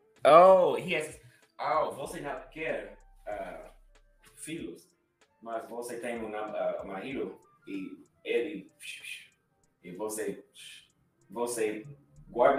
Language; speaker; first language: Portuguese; non-native, learner; English